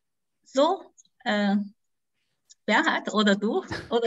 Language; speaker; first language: German; non-native, fluent; Chinese